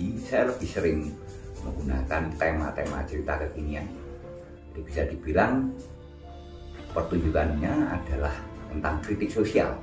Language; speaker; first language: Indonesian; non-native, local second language; Javanese